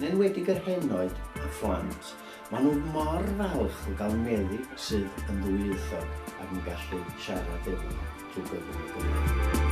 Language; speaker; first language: Welsh; native; Welsh